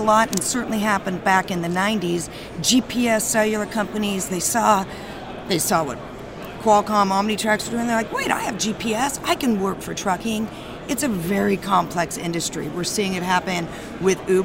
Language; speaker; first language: English; native; English